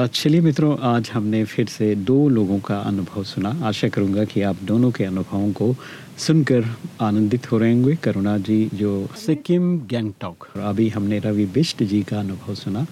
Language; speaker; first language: Hindi; native; Hindi